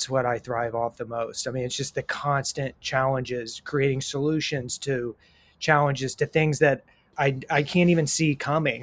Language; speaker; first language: English; native; English